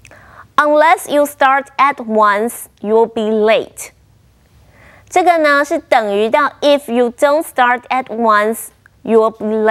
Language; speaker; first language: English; non-native, fluent; Chinese